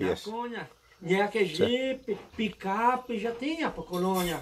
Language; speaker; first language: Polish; early bilingual, heritage; Polish